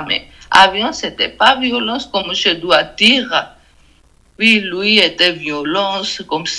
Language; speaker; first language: French; non-native, learner; Georgian